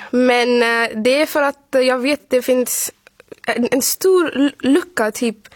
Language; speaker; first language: Swedish; non-native, fluent; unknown